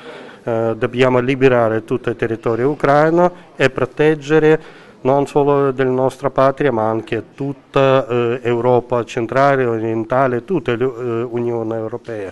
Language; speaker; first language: Italian; non-native, learner; Ukrainian